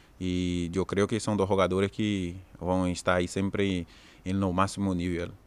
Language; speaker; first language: Portuguese; native; Portuguese